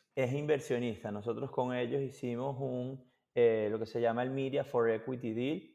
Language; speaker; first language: Spanish; native; Spanish